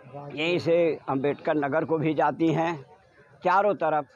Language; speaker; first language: Hindi; native; Hindi